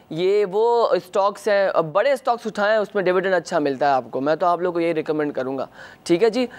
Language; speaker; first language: Urdu; native; Urdu